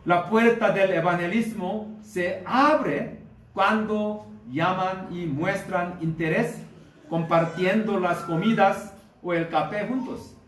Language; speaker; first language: Spanish; non-native, learner; Korean